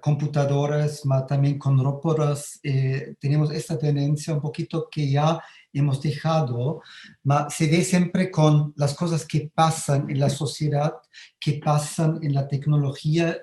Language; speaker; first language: Spanish; non-native, fluent; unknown